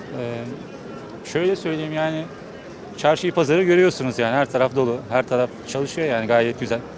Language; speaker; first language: Turkish; native; Turkish